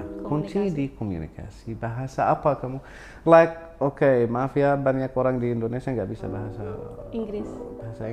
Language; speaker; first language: Indonesian; non-native, learner; Arabic